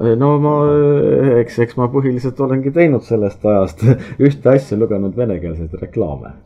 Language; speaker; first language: Estonian; non-native, local second language; Russian